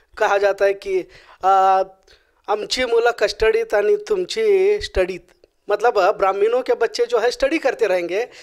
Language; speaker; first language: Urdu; native; Urdu